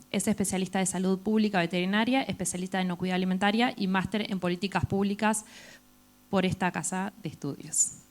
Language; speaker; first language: Spanish; native; Spanish